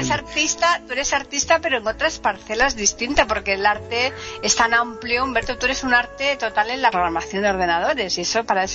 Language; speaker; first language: Spanish; native; Spanish